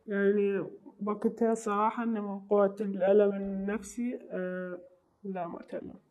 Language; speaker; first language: Arabic; native; Arabic